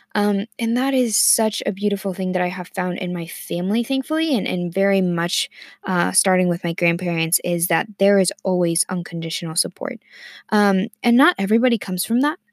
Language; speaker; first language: English; non-native, fluent; Spanish